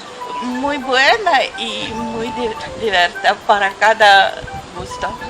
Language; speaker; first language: Spanish; non-native, fluent; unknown